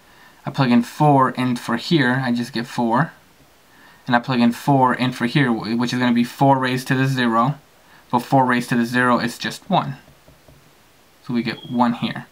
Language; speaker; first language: English; native; English